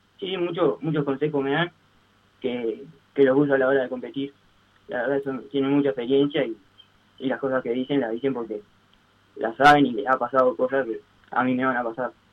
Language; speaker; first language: Spanish; native; Spanish